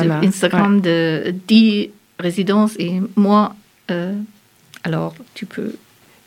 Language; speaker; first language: French; non-native, learner; German